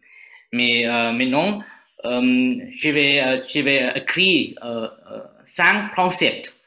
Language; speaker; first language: French; non-native, learner; Vietnamese